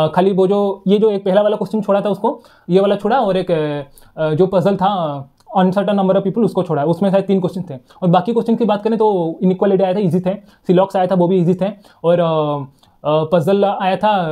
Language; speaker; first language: Hindi; non-native, local second language; Odia